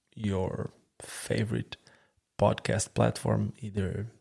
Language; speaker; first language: English; non-native, fluent; Croatian